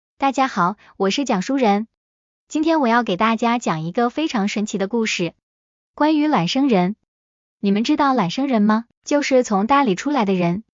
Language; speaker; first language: Chinese; native; Chinese